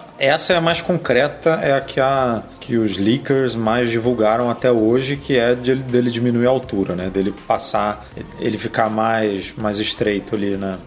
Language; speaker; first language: Portuguese; native; Portuguese